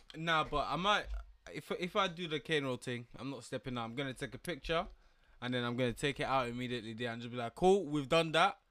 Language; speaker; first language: English; early bilingual, other home language; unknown